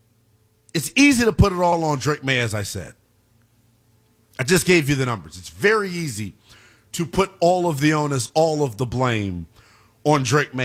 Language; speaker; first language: English; native; English